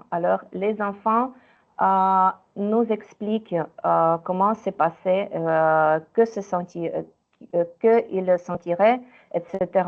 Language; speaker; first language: French; non-native, fluent; Ukrainian